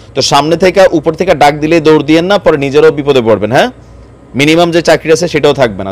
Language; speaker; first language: Bangla; native; Bangla